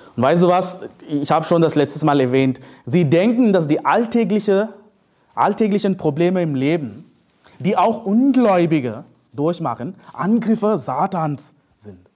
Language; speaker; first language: German; non-native, fluent; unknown